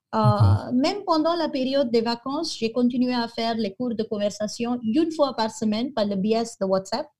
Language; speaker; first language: French; non-native, fluent; Konkani